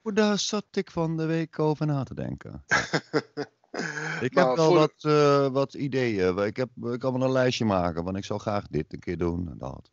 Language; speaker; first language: Dutch; native; Dutch